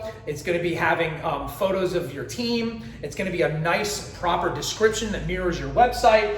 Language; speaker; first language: English; native; English